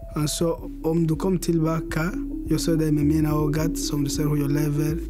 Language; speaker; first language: Swedish; non-native, learner; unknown